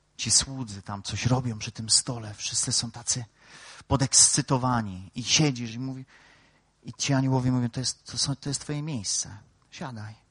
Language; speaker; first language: Polish; native; Polish